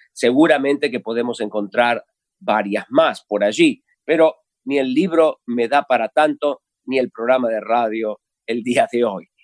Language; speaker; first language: Spanish; native; Spanish